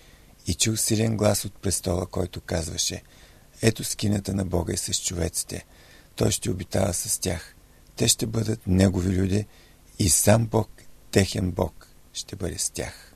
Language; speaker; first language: Bulgarian; native; Bulgarian